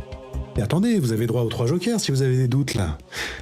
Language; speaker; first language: French; native; French